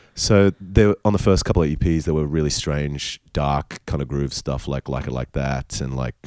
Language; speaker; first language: English; native; English